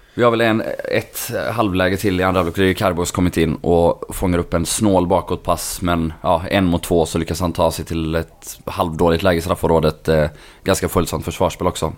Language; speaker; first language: Swedish; native; Swedish